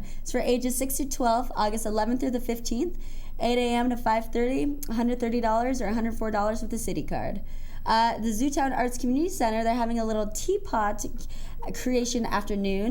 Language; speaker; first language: English; native; English